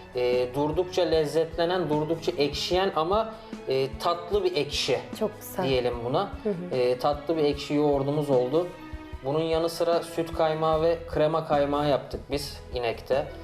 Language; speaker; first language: Turkish; native; Turkish